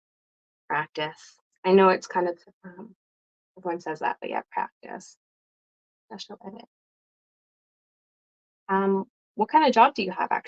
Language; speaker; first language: English; non-native, fluent; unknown